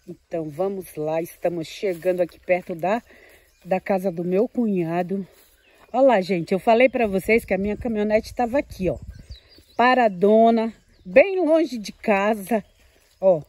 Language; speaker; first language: Portuguese; native; Portuguese